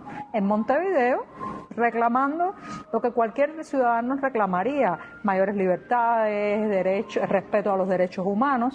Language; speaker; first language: Spanish; native; Spanish